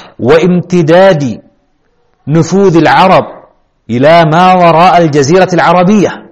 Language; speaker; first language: Arabic; non-native, fluent; Indonesian